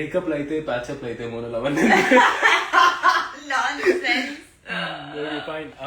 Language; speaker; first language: Telugu; native; Telugu